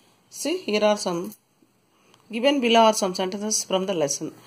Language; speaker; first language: English; non-native, local second language; Telugu